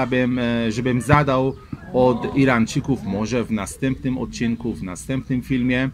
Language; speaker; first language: Polish; non-native, learner; Persian